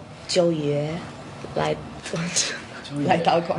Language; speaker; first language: Chinese; non-native, fluent; English